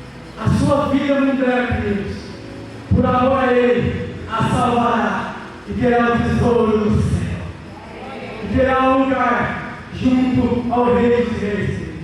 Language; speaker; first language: Portuguese; native; Portuguese